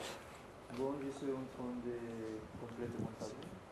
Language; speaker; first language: French; non-native, learner; Spanish